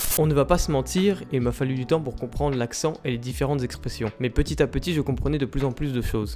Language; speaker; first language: French; early bilingual, other home language; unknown